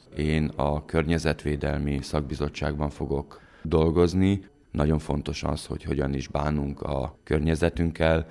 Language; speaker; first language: Hungarian; native; Hungarian